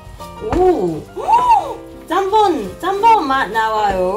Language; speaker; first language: Korean; non-native, learner; Cantonese